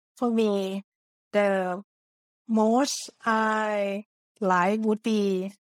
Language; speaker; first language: English; non-native, learner; Thai